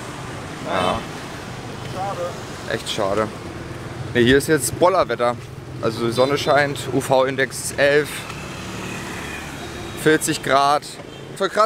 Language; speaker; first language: German; native; German